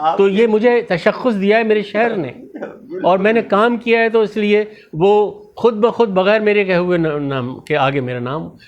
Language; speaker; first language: Urdu; native; Urdu